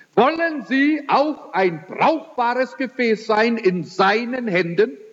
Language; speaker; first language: German; early bilingual, heritage; German